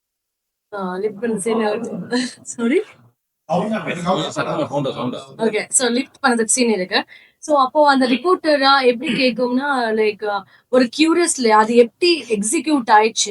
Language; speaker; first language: Tamil; non-native, learner; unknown